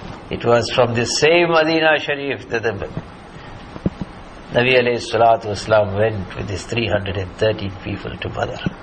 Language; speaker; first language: English; early bilingual, other home language; Urdu